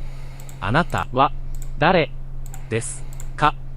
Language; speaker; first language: Japanese; non-native, learner; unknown